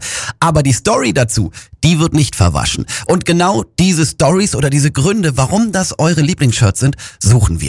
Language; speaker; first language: German; native; German